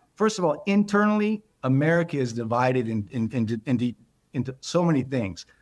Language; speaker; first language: English; native; English